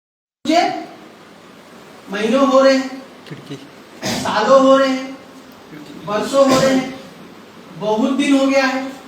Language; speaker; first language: Hindi; non-native, local second language; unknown